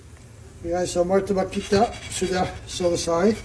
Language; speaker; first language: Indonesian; non-native, learner; English